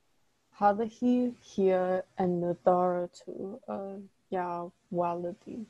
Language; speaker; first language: Arabic; non-native, learner; English